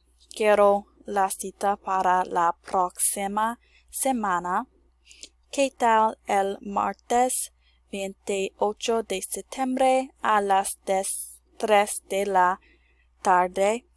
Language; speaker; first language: Spanish; non-native, learner; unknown